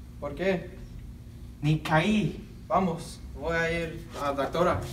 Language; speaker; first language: Spanish; non-native, learner; English